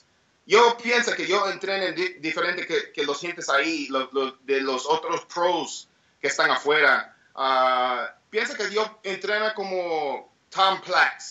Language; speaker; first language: Spanish; early bilingual, heritage; English